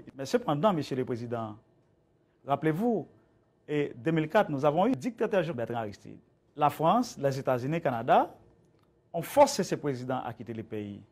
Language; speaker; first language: French; native; French